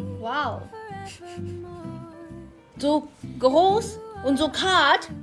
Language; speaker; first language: German; non-native, learner; Chinese